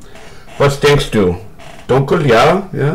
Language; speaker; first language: German; non-native, learner; English